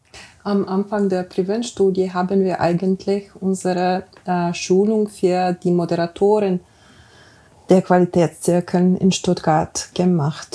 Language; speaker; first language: German; non-native, fluent; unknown